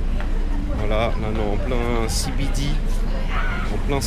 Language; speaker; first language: French; native; French